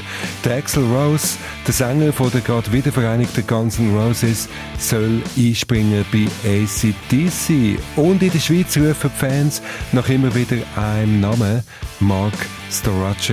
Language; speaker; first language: German; native; German